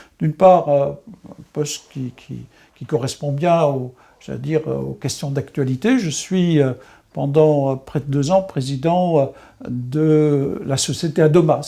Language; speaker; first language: French; non-native, local second language; Swiss German